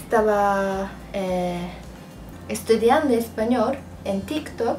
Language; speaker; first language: Spanish; non-native, learner; Japanese